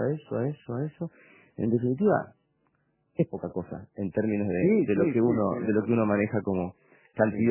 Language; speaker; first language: Spanish; native; Spanish